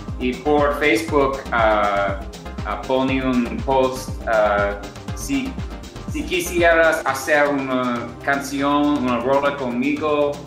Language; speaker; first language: Spanish; non-native, learner; English